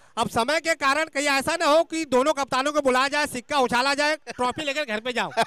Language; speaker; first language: Hindi; non-native, local second language; Marathi